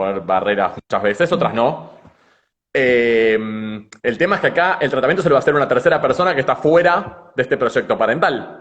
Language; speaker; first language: Spanish; native; Spanish